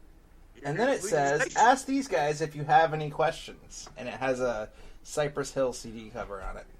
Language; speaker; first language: English; native; English